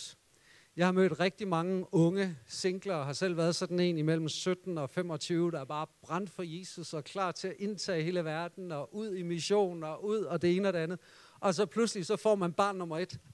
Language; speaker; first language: Danish; native; Danish